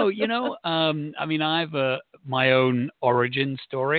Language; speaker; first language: English; native; English